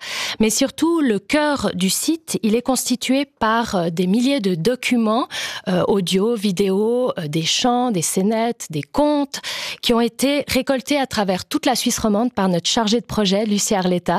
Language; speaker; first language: French; native; French